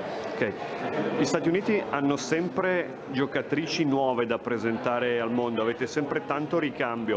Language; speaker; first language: Italian; native; Italian